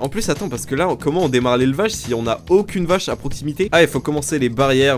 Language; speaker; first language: French; native; French